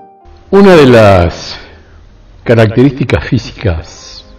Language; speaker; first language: Spanish; native; Spanish